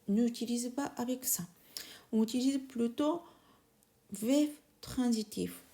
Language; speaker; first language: French; non-native, learner; Japanese